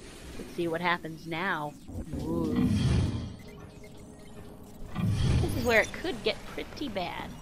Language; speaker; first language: English; native; English